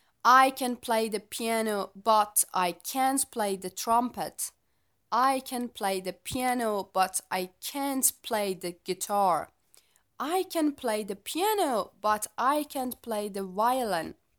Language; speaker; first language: English; non-native, fluent; Persian